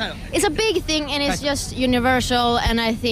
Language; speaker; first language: English; non-native, fluent; Swedish